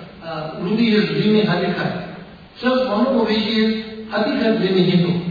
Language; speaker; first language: Russian; non-native, learner; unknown